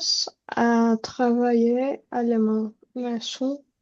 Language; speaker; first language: French; non-native, learner; Spanish